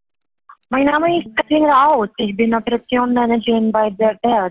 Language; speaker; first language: German; non-native, learner; Estonian